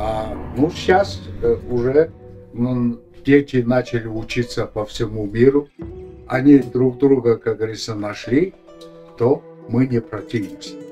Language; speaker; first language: Russian; non-native, local second language; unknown